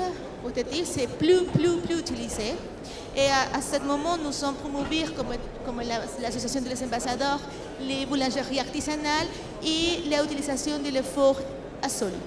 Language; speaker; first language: French; non-native, learner; Spanish